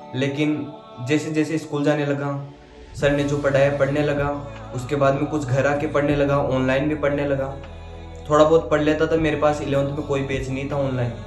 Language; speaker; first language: Hindi; native; Hindi